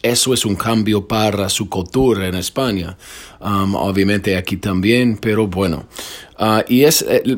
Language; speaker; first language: Spanish; non-native, fluent; English